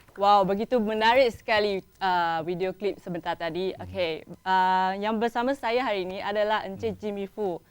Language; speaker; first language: Malay; non-native, local second language; Chinese